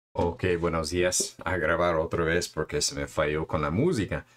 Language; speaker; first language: Spanish; non-native, fluent; English